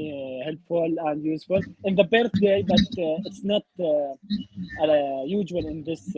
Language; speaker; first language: English; non-native, learner; Arabic